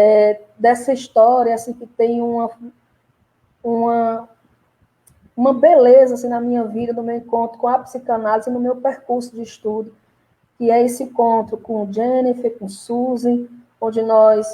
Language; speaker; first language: Portuguese; native; Portuguese